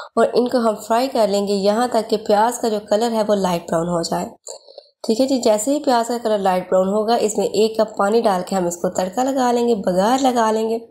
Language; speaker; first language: Urdu; native; Urdu